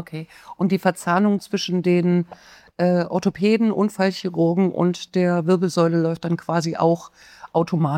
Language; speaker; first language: German; native; German